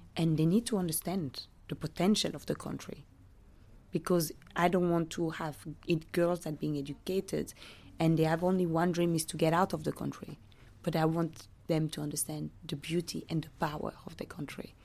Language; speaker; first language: English; non-native, fluent; French